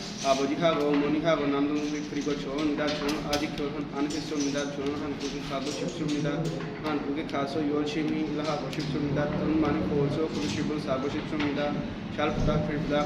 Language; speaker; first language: Korean; non-native, learner; Urdu